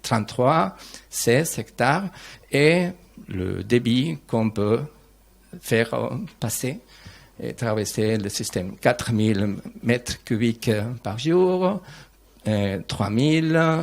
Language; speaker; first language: French; non-native, learner; Spanish